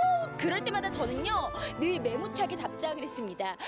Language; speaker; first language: Korean; native; Korean